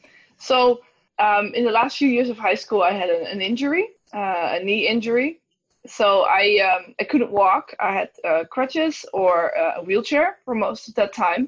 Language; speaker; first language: English; non-native, fluent; Dutch